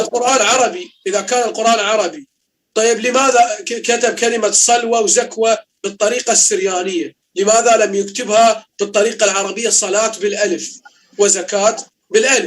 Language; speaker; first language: Arabic; native; Arabic